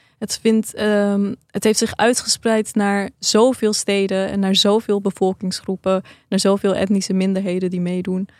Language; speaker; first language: Dutch; early bilingual, other home language; Persian